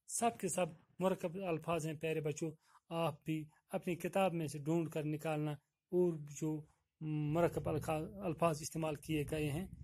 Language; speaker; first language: Urdu; non-native, local second language; Kashmiri